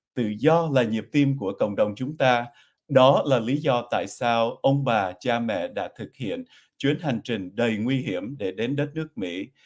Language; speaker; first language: Vietnamese; early bilingual, heritage; Vietnamese